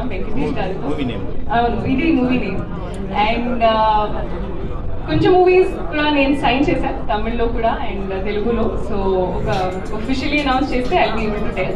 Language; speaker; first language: Telugu; non-native, learner; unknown